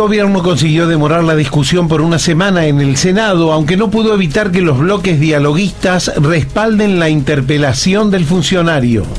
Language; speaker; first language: Spanish; native; Spanish